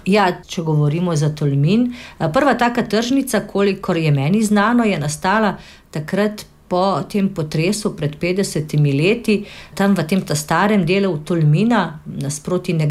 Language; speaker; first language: Slovenian; native; Slovenian